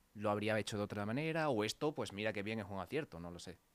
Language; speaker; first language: Spanish; native; Spanish